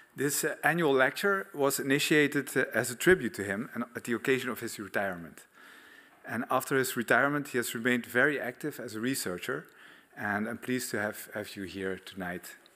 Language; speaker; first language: English; non-native, fluent; Dutch